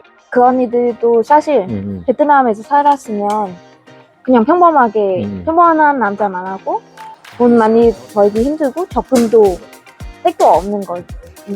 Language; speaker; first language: Korean; non-native, fluent; Vietnamese